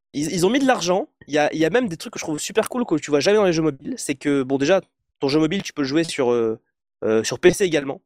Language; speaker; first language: French; native; French